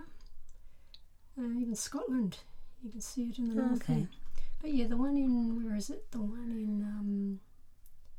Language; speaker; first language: English; native; English